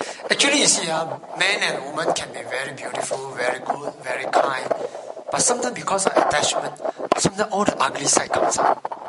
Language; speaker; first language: English; non-native, local second language; Chinese